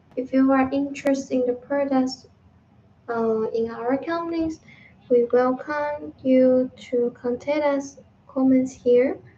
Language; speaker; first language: English; non-native, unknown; Chinese